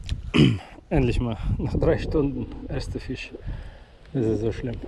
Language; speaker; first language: German; non-native, fluent; Russian